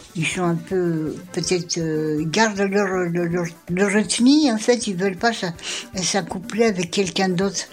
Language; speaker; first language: French; non-native, local second language; Malagasy